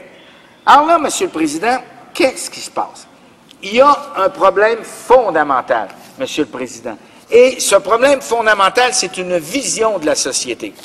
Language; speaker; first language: French; native; French